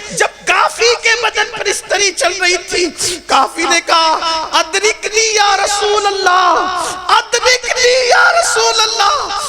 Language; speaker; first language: Urdu; native; Urdu